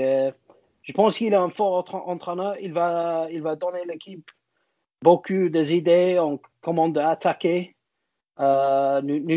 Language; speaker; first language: French; non-native, learner; English